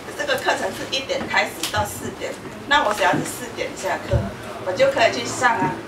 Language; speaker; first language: Chinese; non-native, fluent; Hakka Chinese